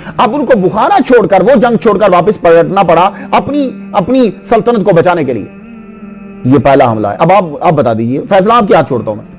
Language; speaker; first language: Urdu; native; Urdu